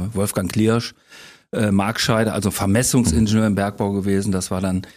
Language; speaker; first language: German; native; German